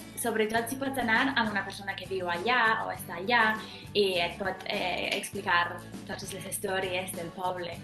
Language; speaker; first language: Catalan; non-native, fluent; English